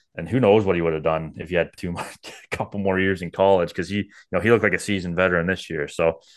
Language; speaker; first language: English; native; English